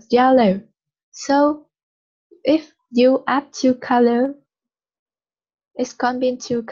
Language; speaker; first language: English; non-native, learner; Vietnamese